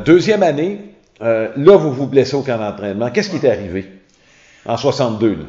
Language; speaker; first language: French; native; French